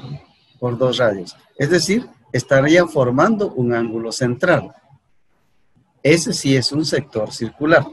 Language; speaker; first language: Spanish; native; Spanish